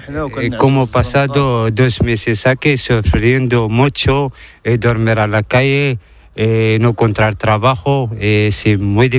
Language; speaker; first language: Spanish; non-native, learner; Arabic